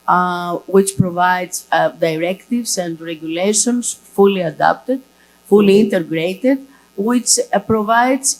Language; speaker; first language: English; non-native, fluent; Greek